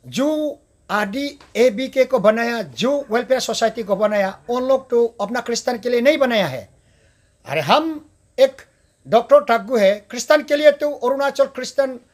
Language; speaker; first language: Hindi; non-native, local second language; Adi